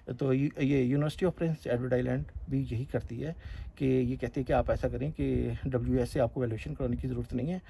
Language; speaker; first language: Urdu; non-native, local second language; Punjabi